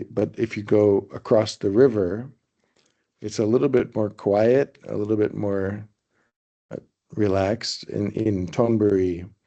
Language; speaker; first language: English; non-native, fluent; Thai